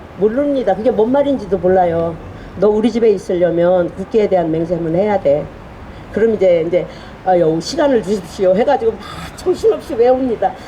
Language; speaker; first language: Korean; native; Korean